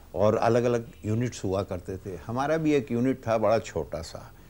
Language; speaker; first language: Hindi; non-native, local second language; Telugu